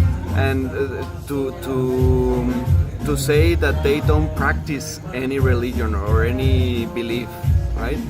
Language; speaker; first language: English; non-native, fluent; Spanish